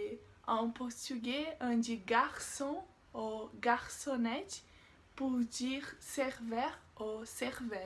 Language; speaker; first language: French; non-native, learner; Portuguese